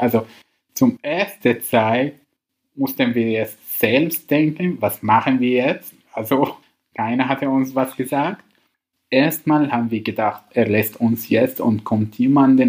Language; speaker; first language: German; non-native, learner; Arabic